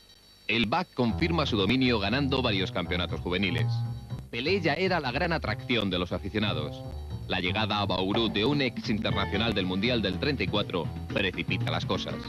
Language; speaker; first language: Spanish; native; Spanish